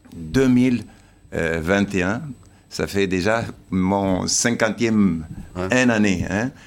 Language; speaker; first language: French; non-native, fluent; Slovenian